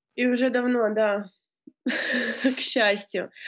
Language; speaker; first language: Russian; native; Russian